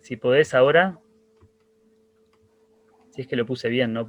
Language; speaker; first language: Spanish; native; Spanish